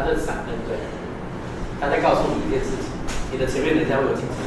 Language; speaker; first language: Chinese; native; Chinese